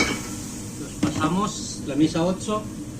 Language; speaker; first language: Spanish; non-native, learner; Filipino